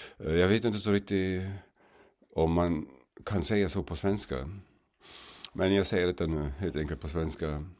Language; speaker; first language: Swedish; non-native, fluent; German